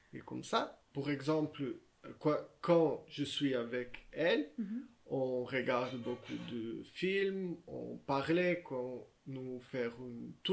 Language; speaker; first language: French; non-native, learner; Portuguese